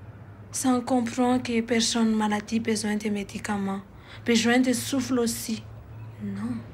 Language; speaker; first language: French; non-native, local second language; Malagasy